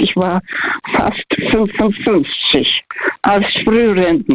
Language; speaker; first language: German; non-native, local second language; Russian